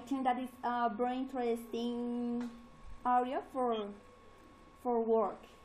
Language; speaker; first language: English; non-native, learner; Spanish